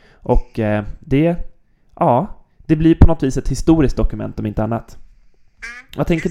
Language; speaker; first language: Swedish; native; Swedish